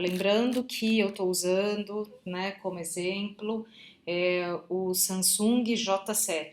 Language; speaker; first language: Portuguese; native; Portuguese